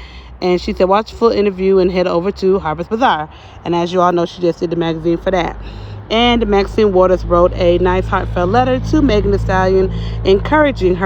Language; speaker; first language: English; native; English